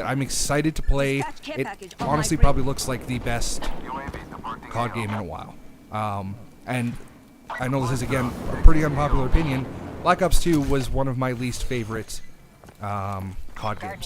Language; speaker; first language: English; native; English